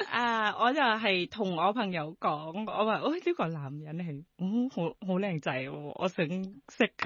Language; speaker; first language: Cantonese; non-native, learner; Thai